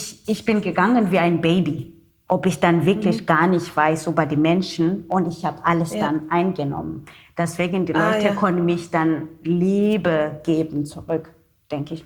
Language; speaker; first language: German; non-native, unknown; Xhosa